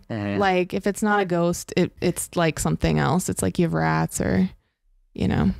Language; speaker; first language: English; native; English